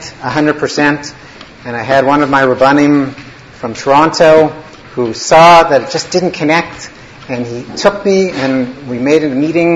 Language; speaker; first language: English; native; English